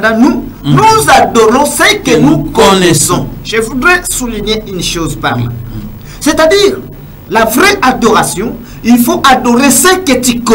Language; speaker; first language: French; non-native, local second language; Lingala